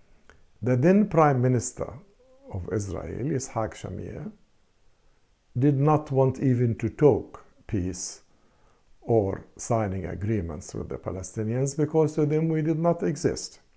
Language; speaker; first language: English; non-native, fluent; Arabic